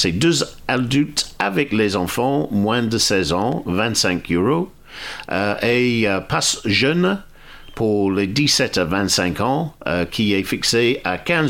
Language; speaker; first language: French; non-native, fluent; English